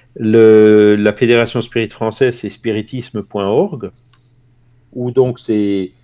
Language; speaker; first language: French; native; French